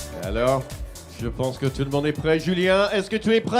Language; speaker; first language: French; native; French